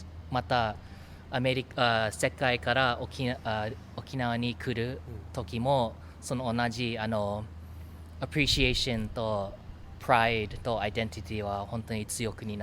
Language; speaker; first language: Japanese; early bilingual, heritage; English